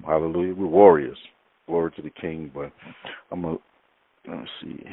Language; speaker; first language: English; native; English